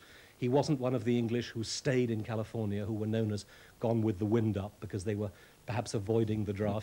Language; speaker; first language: English; native; English